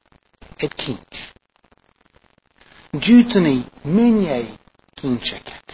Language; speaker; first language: Hungarian; non-native, fluent; English